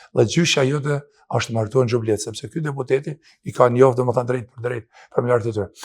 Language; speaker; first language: Albanian; native; Albanian